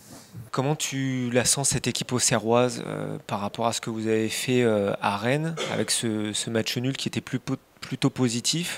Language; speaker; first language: French; native; French